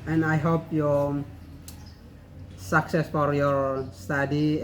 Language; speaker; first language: English; non-native, learner; Indonesian